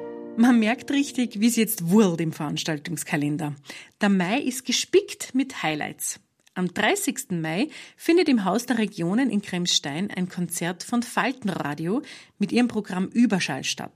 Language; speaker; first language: German; native; German